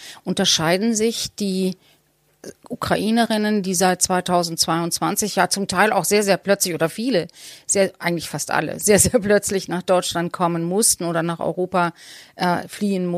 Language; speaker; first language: German; native; German